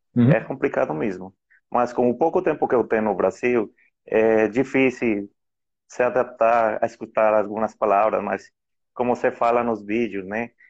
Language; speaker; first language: Portuguese; non-native, fluent; Spanish